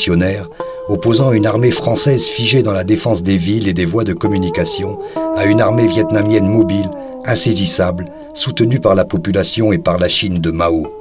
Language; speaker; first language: French; native; French